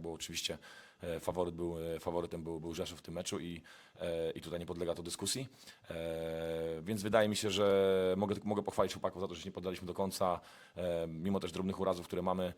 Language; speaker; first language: Polish; native; Polish